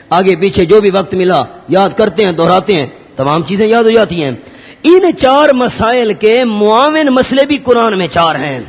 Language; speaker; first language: Urdu; non-native, local second language; Pashto